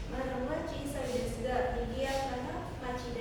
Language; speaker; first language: Japanese; non-native, learner; Indonesian